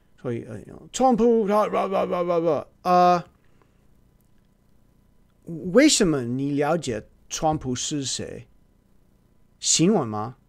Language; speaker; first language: Chinese; non-native, learner; English